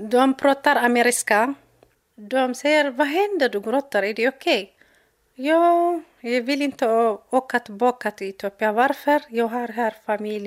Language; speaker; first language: Swedish; non-native, learner; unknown